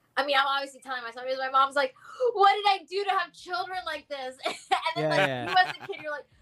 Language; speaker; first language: English; early bilingual, other home language; Hindi